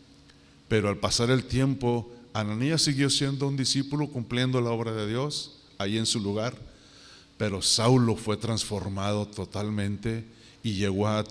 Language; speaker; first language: Spanish; native; Spanish